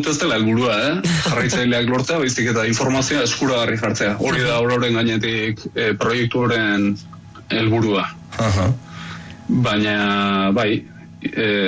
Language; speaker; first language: Basque; native; Basque